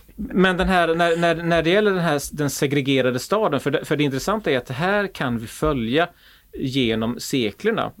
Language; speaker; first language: Swedish; native; Swedish